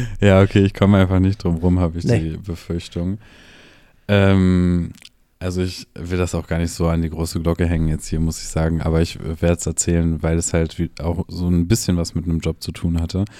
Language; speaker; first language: German; native; German